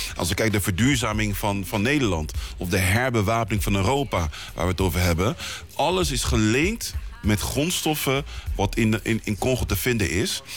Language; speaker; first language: Dutch; early bilingual, other home language; Lingala